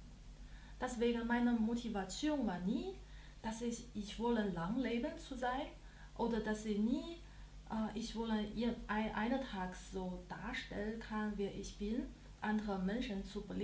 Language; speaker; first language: German; non-native, learner; Chinese